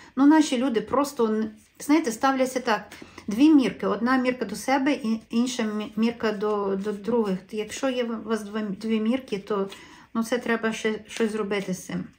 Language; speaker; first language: Ukrainian; native; Ukrainian